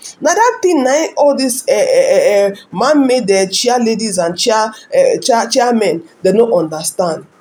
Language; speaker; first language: Nigerian Pidgin; non-native, local second language; Igbo